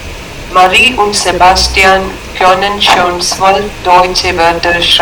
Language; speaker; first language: German; non-native, learner; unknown